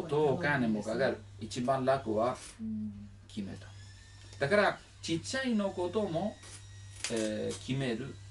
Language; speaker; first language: Japanese; non-native, learner; Italian